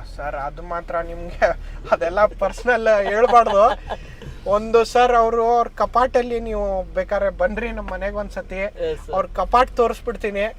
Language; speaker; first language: Kannada; native; Kannada